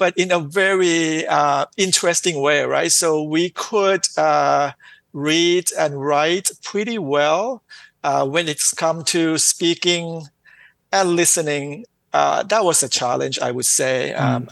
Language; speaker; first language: English; non-native, fluent; Thai